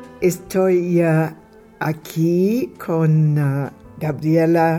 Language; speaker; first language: Spanish; non-native, fluent; English